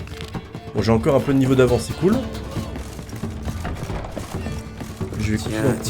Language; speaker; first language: French; native; French